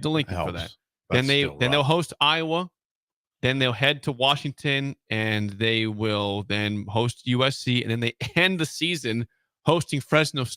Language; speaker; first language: English; native; English